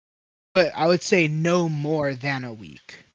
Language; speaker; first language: English; native; English